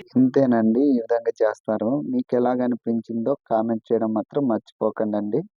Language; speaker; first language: Telugu; non-native, local second language; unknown